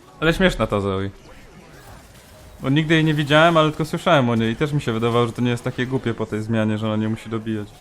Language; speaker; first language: Polish; native; Polish